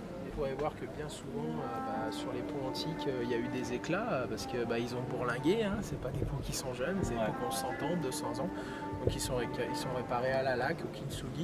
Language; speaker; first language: French; native; French